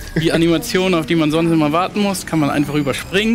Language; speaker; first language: German; native; German